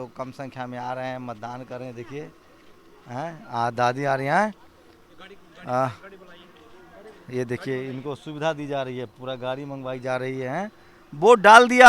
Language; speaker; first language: Hindi; native; Hindi